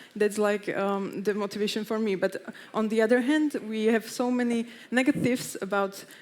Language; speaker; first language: English; non-native, fluent; Slovak